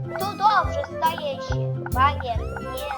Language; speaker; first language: Polish; non-native, learner; Ukrainian